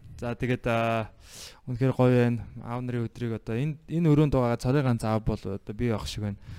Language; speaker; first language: Mongolian; native; Mongolian